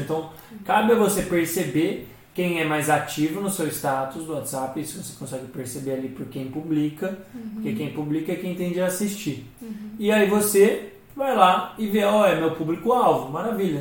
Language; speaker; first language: Portuguese; native; Portuguese